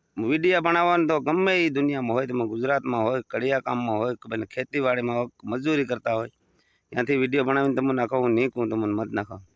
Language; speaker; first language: Gujarati; non-native, local second language; Bhili